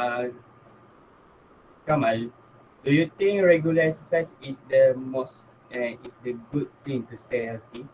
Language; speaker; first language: English; non-native, local second language; Malay